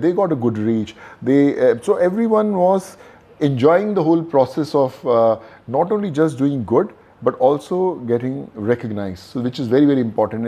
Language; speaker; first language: English; non-native, local second language; Punjabi